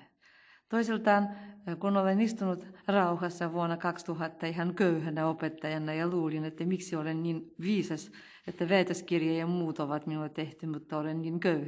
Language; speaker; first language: Finnish; non-native, fluent; Russian